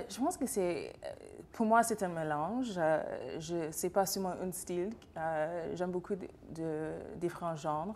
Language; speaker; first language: French; non-native, fluent; English